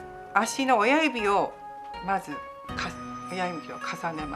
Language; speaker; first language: Japanese; native; Japanese